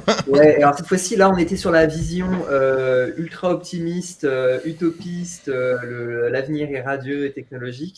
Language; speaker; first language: French; native; French